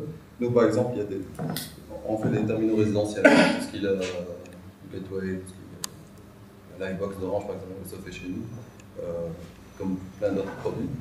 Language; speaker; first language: French; non-native, local second language; Arabic